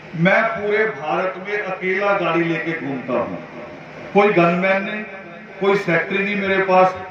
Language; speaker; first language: Hindi; non-native, local second language; Punjabi